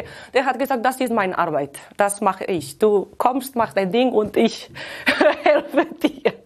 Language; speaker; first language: German; non-native, fluent; Catalan